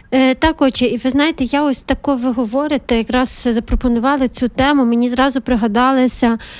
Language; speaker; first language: Ukrainian; native; Ukrainian